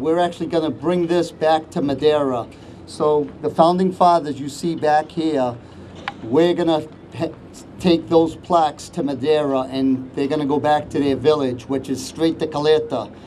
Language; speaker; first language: English; early bilingual, other home language; Portuguese